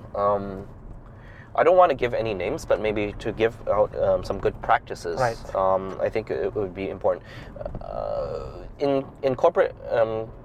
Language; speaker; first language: English; non-native, local second language; Cantonese